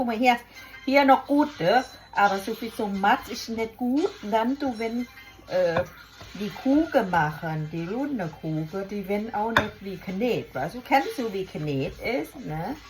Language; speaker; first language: German; non-native, learner; Thai